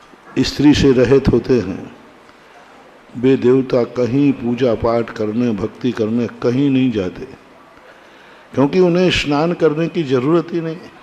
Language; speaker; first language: Hindi; native; Hindi